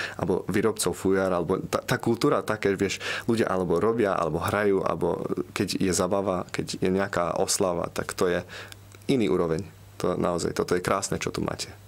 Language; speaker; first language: Slovak; early bilingual, heritage; Slovak